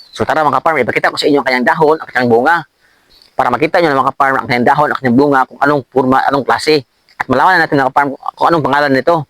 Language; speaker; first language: Filipino; non-native, local second language; Cebuano